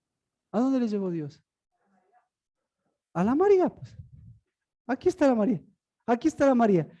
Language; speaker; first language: Spanish; native; Spanish